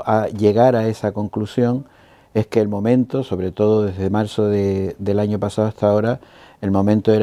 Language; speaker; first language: Spanish; native; Spanish